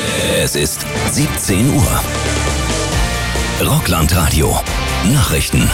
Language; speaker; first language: German; native; German